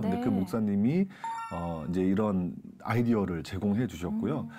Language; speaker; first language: Korean; native; Korean